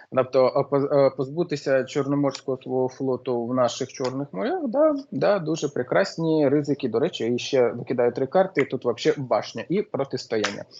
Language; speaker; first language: Ukrainian; non-native, local second language; Russian